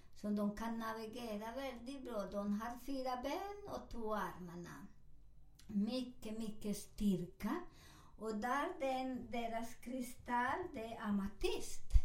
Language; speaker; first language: Swedish; non-native, learner; Spanish